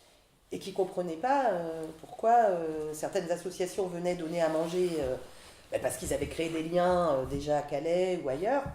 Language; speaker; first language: French; native; French